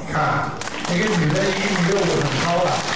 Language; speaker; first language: Chinese; native; Chinese